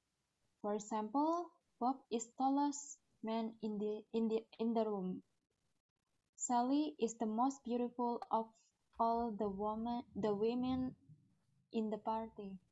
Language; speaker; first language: English; non-native, learner; Indonesian